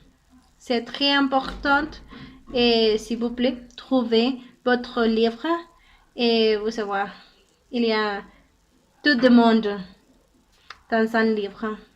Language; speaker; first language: French; non-native, learner; Spanish